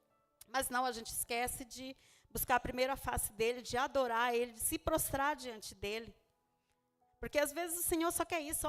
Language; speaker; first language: Portuguese; native; Portuguese